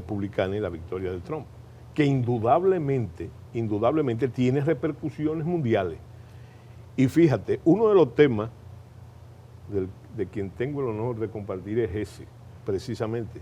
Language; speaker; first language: Spanish; native; Spanish